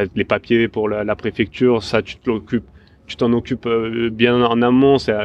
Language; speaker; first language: French; native; French